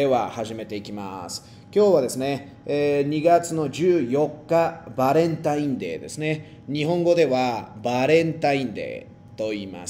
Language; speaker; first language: Japanese; non-native, fluent; Spanish